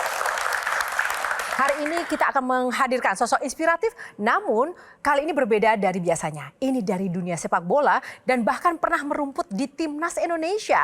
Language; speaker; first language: Indonesian; native; Indonesian